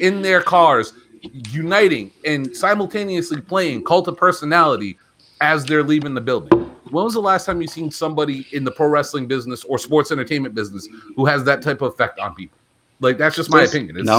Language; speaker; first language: English; native; English